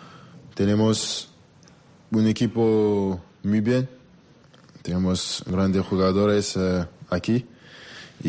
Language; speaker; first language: Spanish; non-native, learner; French